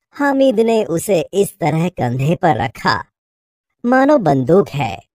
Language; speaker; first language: Hindi; non-native, local second language; Gujarati